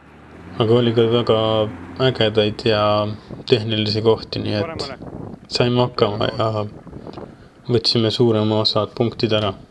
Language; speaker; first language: Estonian; native; Estonian